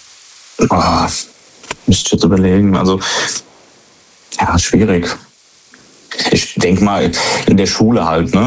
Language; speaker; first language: German; native; German